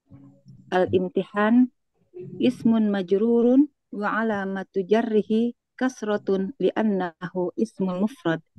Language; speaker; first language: Arabic; non-native, learner; Indonesian